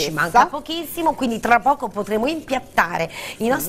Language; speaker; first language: Italian; native; Italian